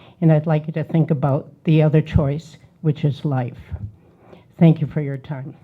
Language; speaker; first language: English; native; English